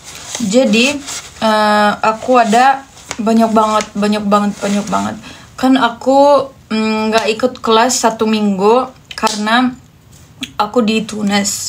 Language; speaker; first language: Indonesian; non-native, fluent; Turkish